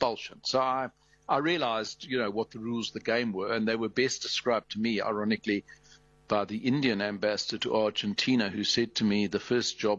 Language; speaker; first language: English; native; English